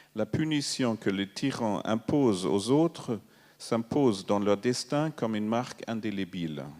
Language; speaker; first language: French; non-native, fluent; German